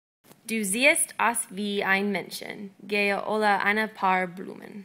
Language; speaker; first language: German; non-native, learner; English